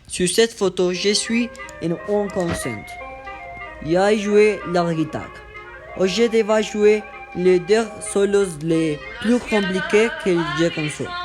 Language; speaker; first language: French; non-native, learner; Spanish